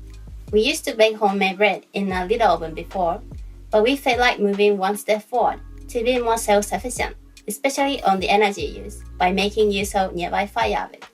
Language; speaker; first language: English; non-native, fluent; Japanese